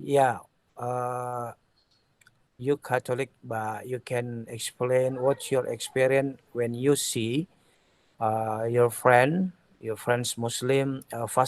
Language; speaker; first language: English; non-native, learner; Indonesian